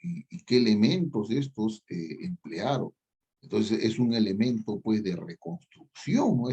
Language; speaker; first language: Spanish; native; Spanish